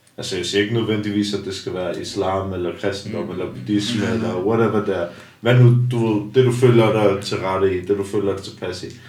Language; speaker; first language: Danish; early bilingual, other home language; Armenian